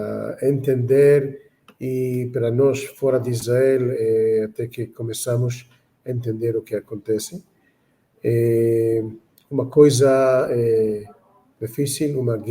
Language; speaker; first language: Portuguese; non-native, fluent; Hebrew